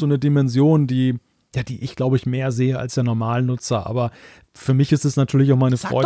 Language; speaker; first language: German; native; German